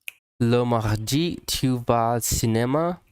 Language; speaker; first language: French; non-native, learner; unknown